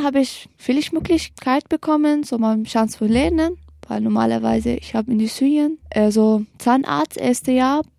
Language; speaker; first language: German; non-native, learner; Kurdish